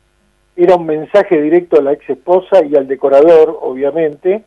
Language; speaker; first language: Spanish; native; Spanish